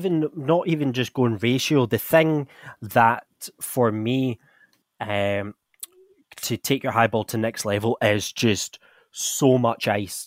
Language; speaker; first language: English; native; English